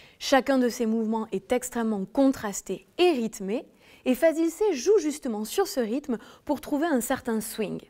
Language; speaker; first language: French; native; French